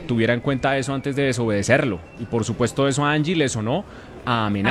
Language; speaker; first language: Spanish; native; Spanish